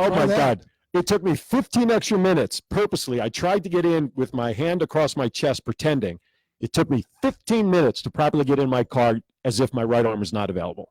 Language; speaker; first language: English; native; English